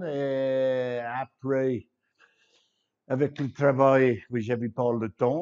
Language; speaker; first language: French; non-native, fluent; English